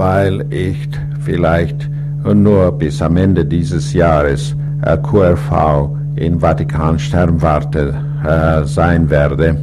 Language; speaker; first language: German; non-native, learner; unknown